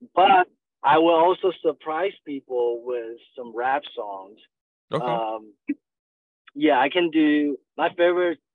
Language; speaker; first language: English; non-native, fluent; Chinese